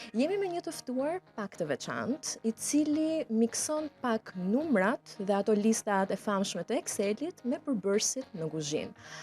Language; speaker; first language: Albanian; native; Albanian